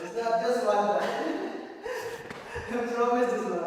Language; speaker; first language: English; non-native, learner; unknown